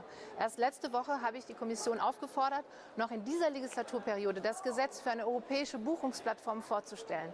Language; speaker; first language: German; native; German